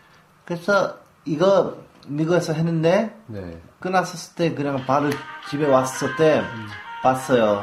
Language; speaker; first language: Korean; early bilingual, heritage; English